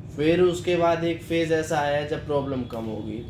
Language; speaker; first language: Hindi; native; Hindi